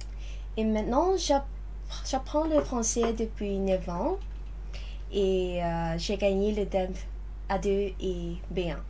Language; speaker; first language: French; non-native, learner; Lao